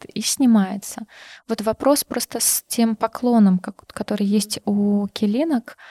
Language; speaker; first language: Russian; non-native, local second language; Karachay-Balkar